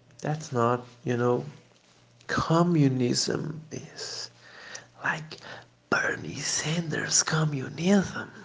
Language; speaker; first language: English; non-native, fluent; Portuguese